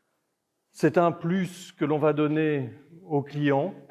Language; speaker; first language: French; native; French